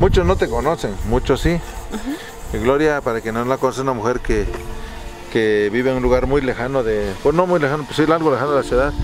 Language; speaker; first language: Spanish; native; Spanish